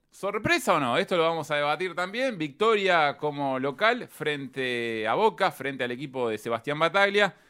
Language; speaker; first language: Spanish; native; Spanish